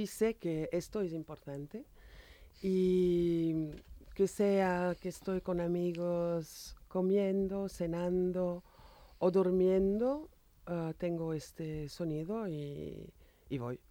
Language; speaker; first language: Spanish; non-native, fluent; French